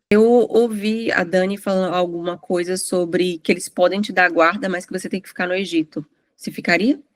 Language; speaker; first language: Portuguese; native; Portuguese